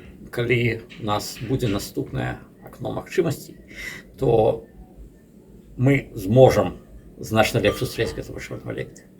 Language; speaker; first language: Belarusian; non-native, local second language; Russian